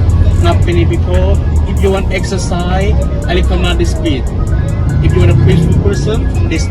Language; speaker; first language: English; non-native, learner; Thai